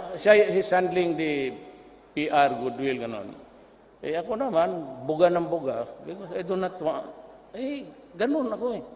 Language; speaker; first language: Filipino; non-native, local second language; Cebuano